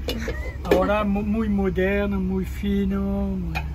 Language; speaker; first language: Spanish; non-native, learner; French